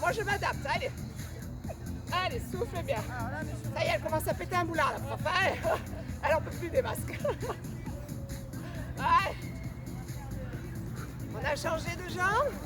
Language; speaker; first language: French; native; French